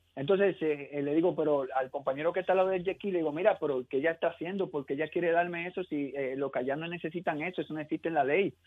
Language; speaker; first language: Spanish; native; Spanish